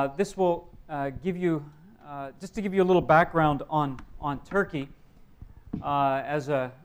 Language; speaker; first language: English; native; English